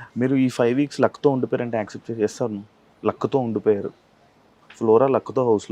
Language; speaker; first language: Telugu; native; Telugu